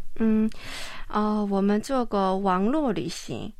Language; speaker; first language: Chinese; non-native, fluent; Korean